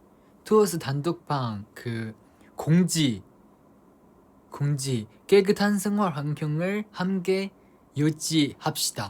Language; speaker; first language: Korean; non-native, fluent; Chinese